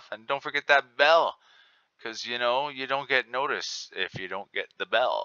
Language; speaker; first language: English; native; English